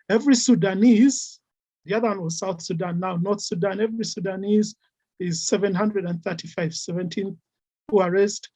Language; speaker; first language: English; non-native, local second language; Ganda